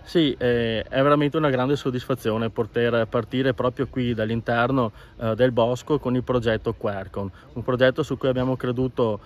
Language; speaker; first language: Italian; native; Italian